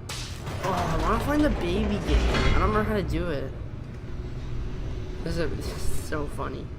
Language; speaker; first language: English; native; English